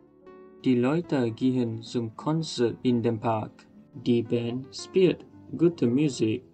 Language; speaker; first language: German; non-native, learner; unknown